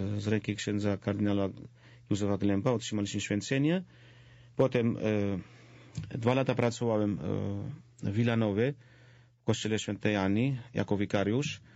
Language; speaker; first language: Polish; non-native, fluent; Georgian